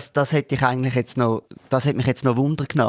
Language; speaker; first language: German; native; German